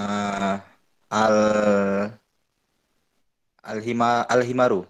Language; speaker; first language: Arabic; non-native, learner; Indonesian